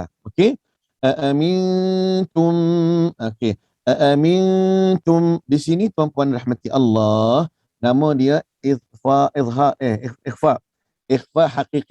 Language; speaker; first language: Malay; native; Malay